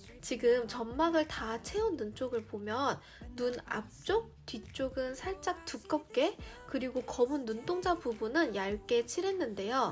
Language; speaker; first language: Korean; native; Korean